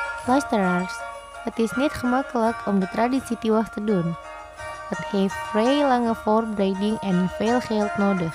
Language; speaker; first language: Dutch; non-native, fluent; Indonesian